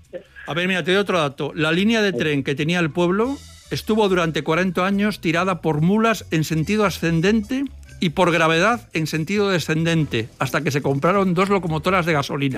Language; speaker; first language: Spanish; native; Spanish